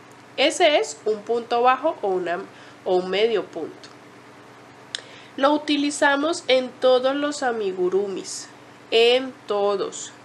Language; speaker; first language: Spanish; native; Spanish